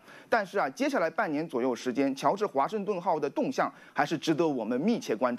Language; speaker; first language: Chinese; native; Chinese